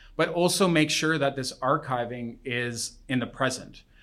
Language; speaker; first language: English; native; English